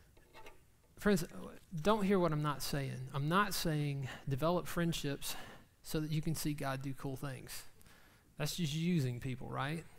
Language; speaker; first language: English; native; English